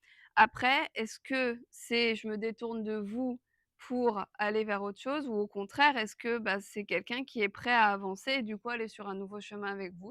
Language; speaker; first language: French; native; French